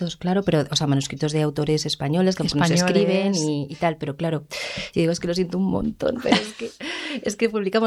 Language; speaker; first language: Spanish; native; Spanish